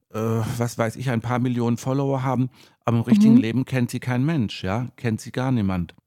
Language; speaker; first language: German; native; German